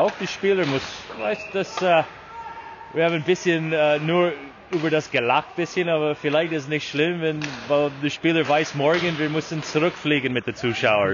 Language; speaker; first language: German; non-native, learner; English